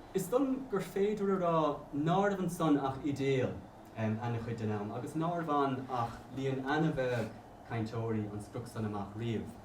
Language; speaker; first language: Irish; native; Irish